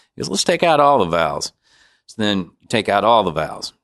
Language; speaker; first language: English; native; English